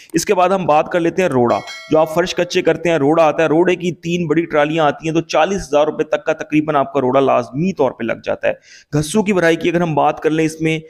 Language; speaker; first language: Urdu; native; Urdu